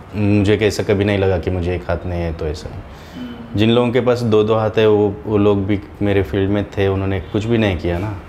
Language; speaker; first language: Hindi; non-native, local second language; Marathi